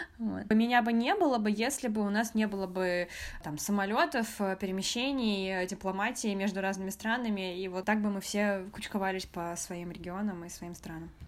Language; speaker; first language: Russian; native; Russian